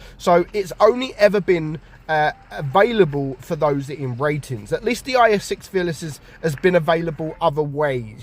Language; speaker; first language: English; native; English